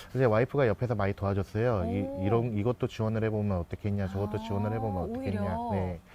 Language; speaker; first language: Korean; native; Korean